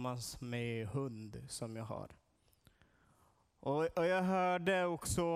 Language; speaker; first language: Swedish; non-native, learner; Portuguese